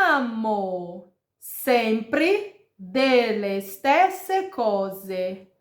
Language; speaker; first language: Italian; non-native, fluent; Portuguese